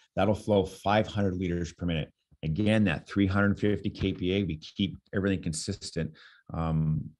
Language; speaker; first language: English; native; English